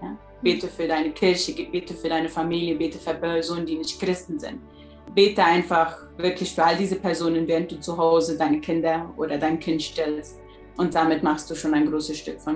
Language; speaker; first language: German; early bilingual, heritage; German